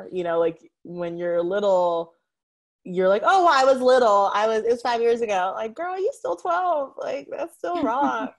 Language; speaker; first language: English; native; English